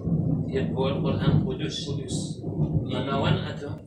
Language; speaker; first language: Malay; non-native, fluent; Arabic